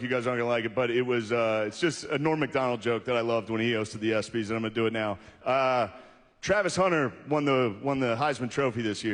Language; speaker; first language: English; native; English